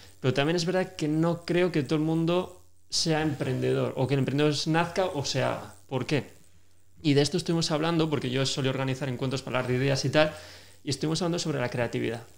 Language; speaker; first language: Spanish; native; Spanish